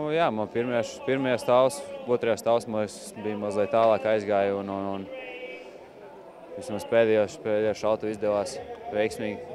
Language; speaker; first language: Latvian; native; Latvian